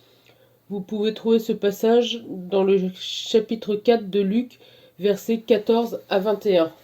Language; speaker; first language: French; native; French